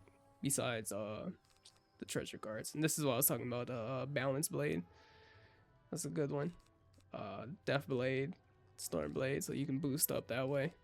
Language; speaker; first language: English; native; English